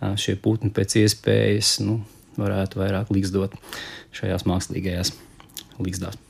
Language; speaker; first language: Latvian; native; Latvian